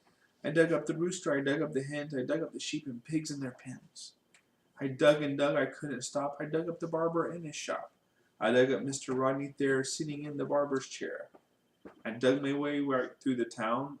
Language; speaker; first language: English; native; English